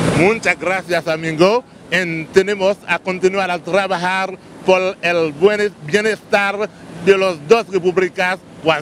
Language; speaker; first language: Spanish; non-native, local second language; Haitian Creole